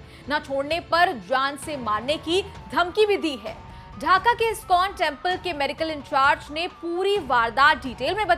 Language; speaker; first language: Hindi; native; Hindi